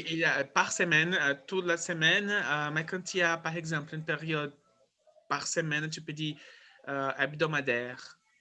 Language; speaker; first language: French; non-native, fluent; Portuguese